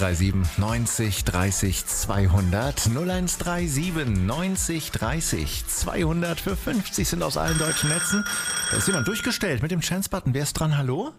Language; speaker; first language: German; native; German